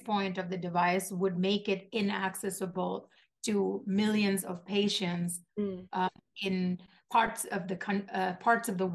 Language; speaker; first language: English; non-native, local second language; Malayalam